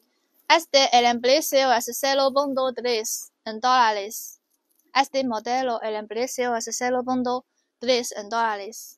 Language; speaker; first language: Spanish; non-native, learner; Chinese